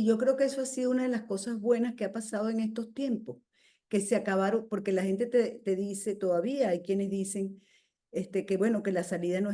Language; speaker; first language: Spanish; native; Spanish